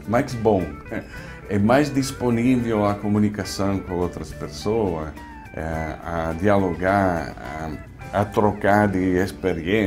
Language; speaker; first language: Portuguese; non-native, fluent; Italian